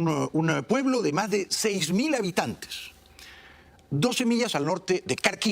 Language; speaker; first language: Spanish; native; Spanish